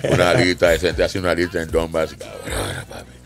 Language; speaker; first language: Spanish; non-native, fluent; English